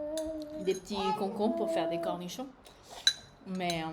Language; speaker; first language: French; non-native, fluent; English